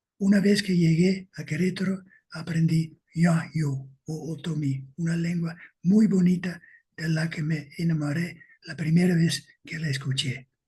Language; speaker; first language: Spanish; non-native, fluent; Dutch